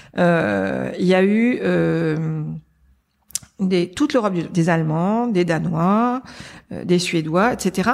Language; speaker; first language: French; native; French